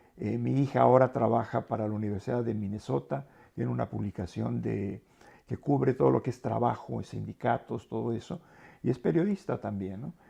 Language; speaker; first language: Spanish; native; Spanish